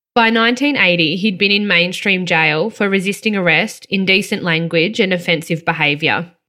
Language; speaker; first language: English; native; English